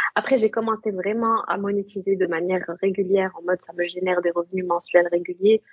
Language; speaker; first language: French; non-native, local second language; Arabic